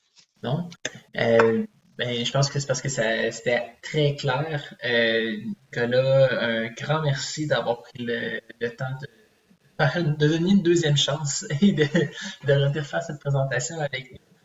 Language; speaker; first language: French; native; French